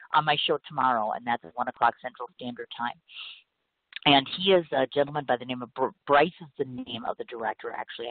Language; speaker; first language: English; native; English